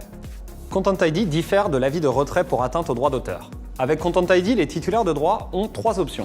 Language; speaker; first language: French; native; French